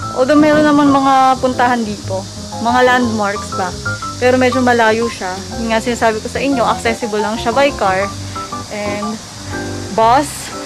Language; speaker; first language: Filipino; native; Filipino